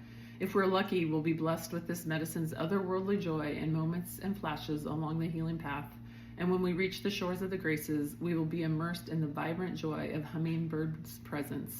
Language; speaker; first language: English; native; English